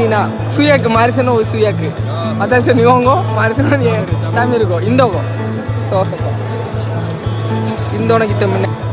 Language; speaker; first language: Japanese; non-native, learner; Tamil